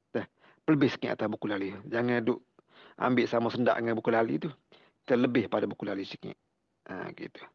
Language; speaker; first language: Malay; native; Malay